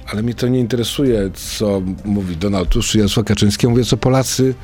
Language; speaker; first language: Polish; native; Polish